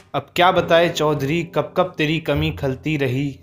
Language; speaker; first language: Hindi; native; Hindi